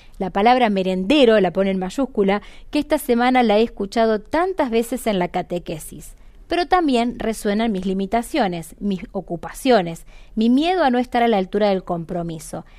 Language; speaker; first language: Spanish; native; Spanish